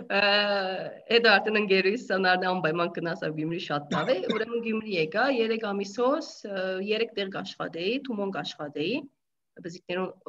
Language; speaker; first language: Armenian; early bilingual, heritage; Armenian